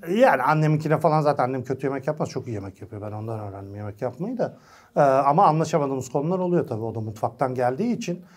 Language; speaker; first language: Turkish; native; Turkish